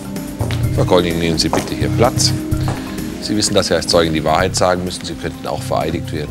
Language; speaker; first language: German; native; German